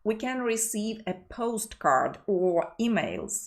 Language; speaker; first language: English; non-native, fluent; Ukrainian